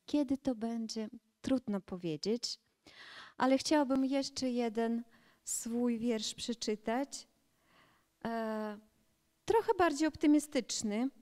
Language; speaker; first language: Polish; early bilingual, heritage; Polish